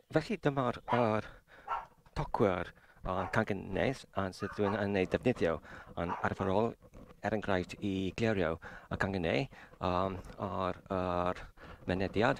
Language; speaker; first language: Welsh; non-native, learner; English